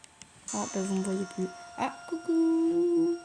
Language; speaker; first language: French; native; French